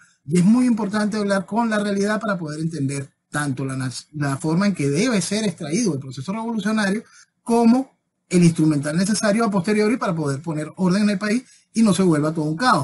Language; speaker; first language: Spanish; native; Spanish